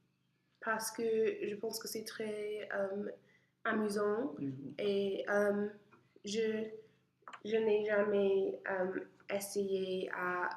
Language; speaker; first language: French; non-native, learner; English